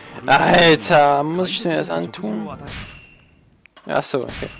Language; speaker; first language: German; native; German